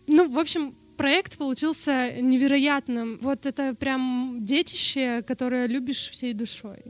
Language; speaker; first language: Russian; non-native, local second language; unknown